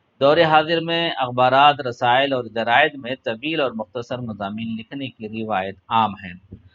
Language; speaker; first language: Urdu; native; Urdu